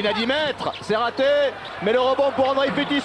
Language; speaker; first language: French; native; French